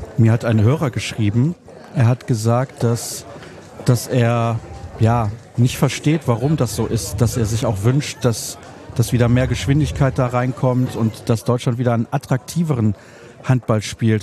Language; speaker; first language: German; native; German